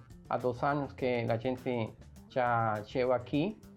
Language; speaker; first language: Portuguese; non-native, learner; Spanish